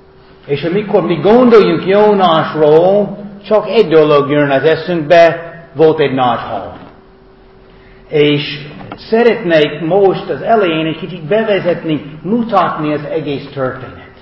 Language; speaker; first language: Hungarian; non-native, fluent; English